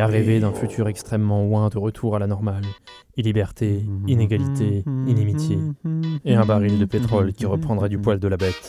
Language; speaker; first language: French; native; French